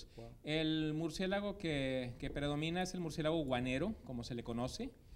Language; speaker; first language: Spanish; native; Spanish